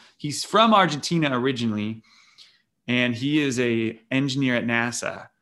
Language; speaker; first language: English; native; English